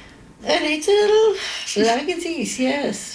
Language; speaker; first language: English; non-native, learner; Polish